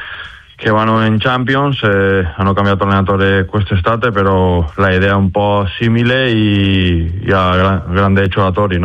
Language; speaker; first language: Italian; non-native, learner; Spanish